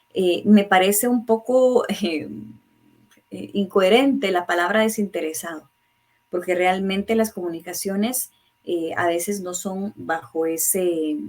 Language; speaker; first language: Spanish; native; Spanish